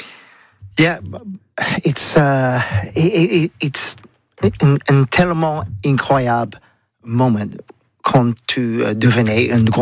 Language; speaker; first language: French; non-native, learner; English